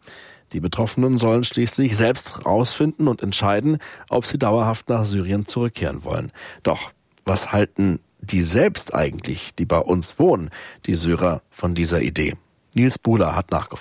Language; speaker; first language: German; native; German